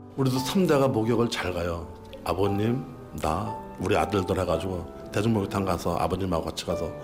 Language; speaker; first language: Korean; native; Korean